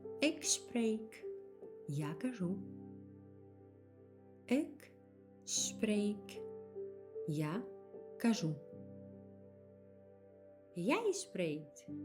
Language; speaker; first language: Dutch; non-native, fluent; Ukrainian